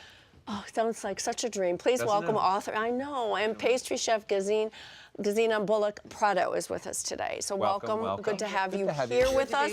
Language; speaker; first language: English; native; English